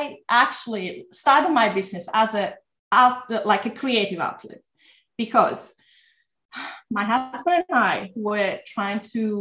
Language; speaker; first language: English; non-native, fluent; Italian